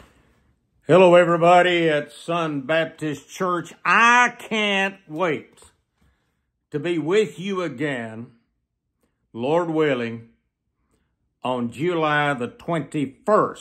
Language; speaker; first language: English; native; English